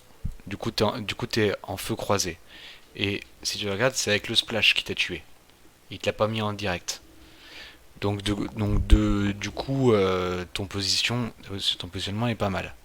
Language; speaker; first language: French; native; French